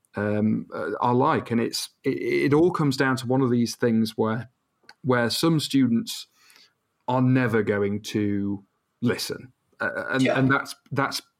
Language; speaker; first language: English; native; English